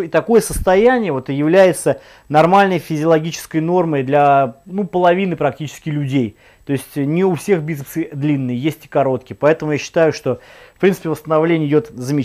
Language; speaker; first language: Russian; native; Russian